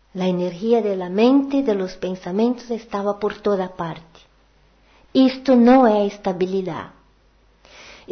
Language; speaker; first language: Portuguese; non-native, learner; Spanish